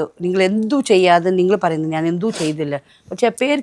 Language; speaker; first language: Malayalam; non-native, local second language; Tamil